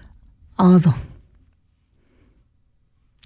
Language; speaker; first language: German; non-native, learner; Georgian